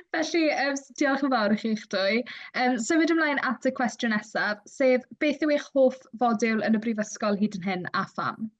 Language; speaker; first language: Welsh; native; Welsh